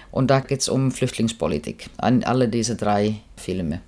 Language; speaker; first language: German; non-native, fluent; Finnish